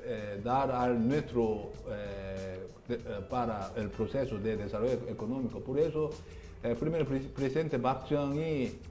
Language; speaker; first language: Spanish; non-native, learner; Korean